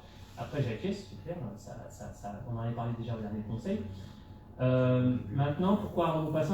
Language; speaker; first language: French; native; French